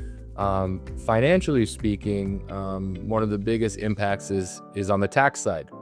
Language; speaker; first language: English; native; English